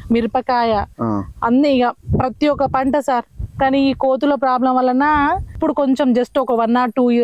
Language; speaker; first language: Telugu; native; Telugu